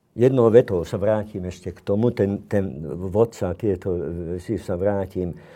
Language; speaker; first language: Slovak; non-native, local second language; Hungarian